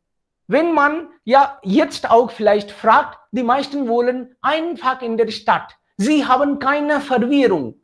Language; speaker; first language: German; non-native, fluent; Hindi